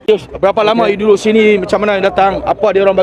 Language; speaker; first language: Malay; native; Malay